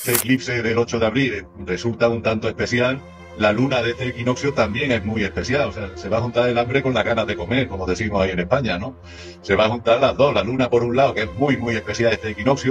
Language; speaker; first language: Spanish; native; Spanish